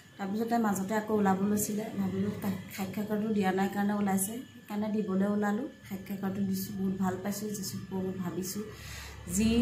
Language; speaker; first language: Assamese; native; Assamese